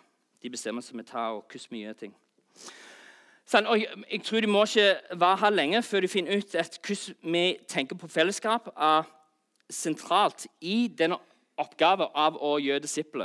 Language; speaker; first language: Norwegian; non-native, fluent; English